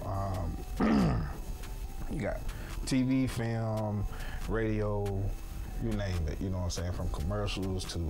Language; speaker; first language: English; native; English